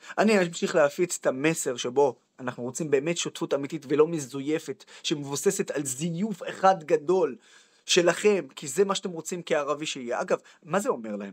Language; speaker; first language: Hebrew; non-native, local second language; Arabic